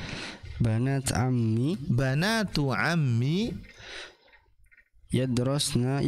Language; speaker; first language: Arabic; non-native, learner; Indonesian